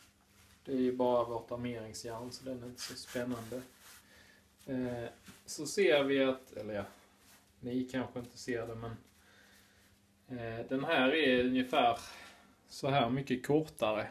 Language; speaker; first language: Swedish; native; Swedish